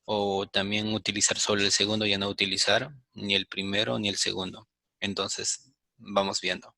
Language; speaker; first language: Spanish; native; Spanish